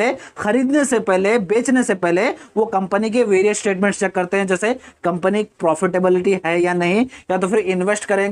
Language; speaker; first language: Hindi; native; Hindi